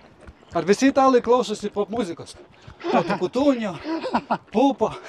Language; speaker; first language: Lithuanian; native; Lithuanian